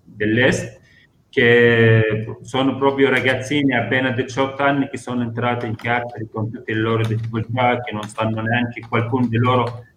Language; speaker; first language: Italian; non-native, fluent; Arabic